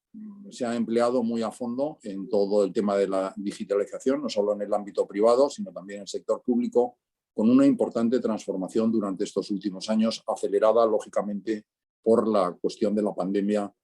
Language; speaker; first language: Spanish; native; Spanish